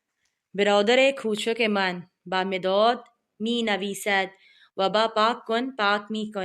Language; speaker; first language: Persian; non-native, fluent; Urdu